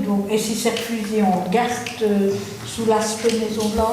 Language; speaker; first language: French; native; French